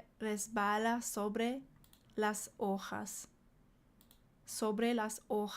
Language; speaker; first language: Spanish; non-native, learner; English